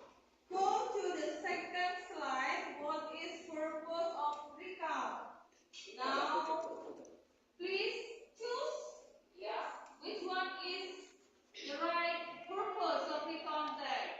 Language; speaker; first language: English; non-native, learner; Indonesian